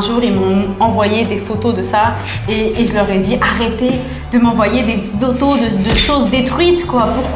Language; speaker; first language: French; native; French